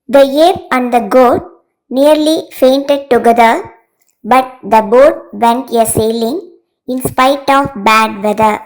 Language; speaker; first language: English; non-native, local second language; Tamil